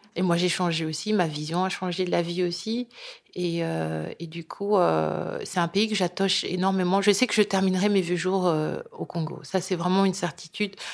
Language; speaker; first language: French; early bilingual, other home language; Lingala